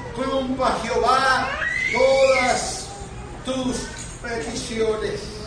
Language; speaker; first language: Spanish; native; Spanish